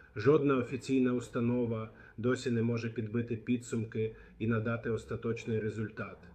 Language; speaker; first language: Ukrainian; non-native, fluent; Arabic